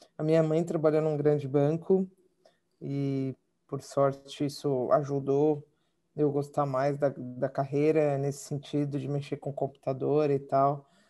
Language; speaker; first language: Portuguese; native; Portuguese